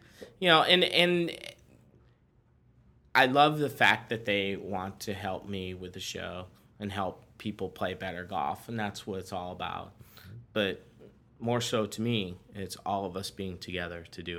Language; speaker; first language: English; native; English